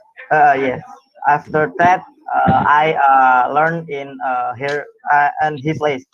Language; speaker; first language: English; non-native, learner; Indonesian